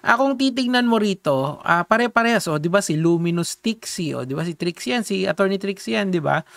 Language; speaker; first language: Filipino; native; Filipino